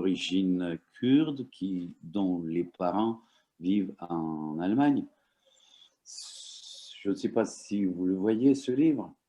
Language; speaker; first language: French; non-native, fluent; Turkish